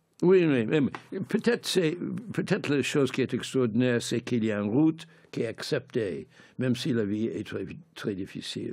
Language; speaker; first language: French; non-native, fluent; English